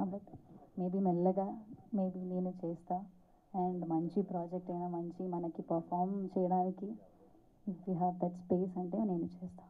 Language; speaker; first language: Telugu; non-native, learner; Malayalam